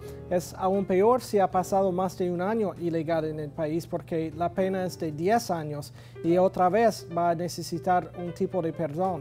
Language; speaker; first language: Spanish; non-native, fluent; English